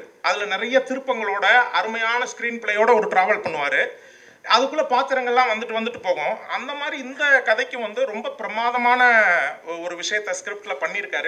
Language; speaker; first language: Tamil; native; Tamil